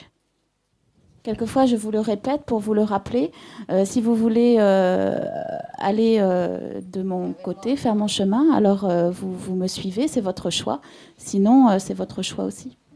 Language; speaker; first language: French; native; French